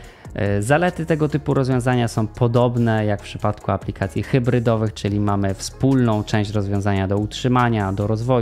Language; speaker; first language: Polish; native; Polish